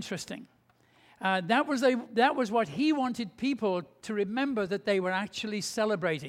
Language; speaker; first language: English; native; English